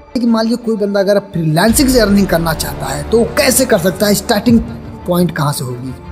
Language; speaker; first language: Hindi; native; Hindi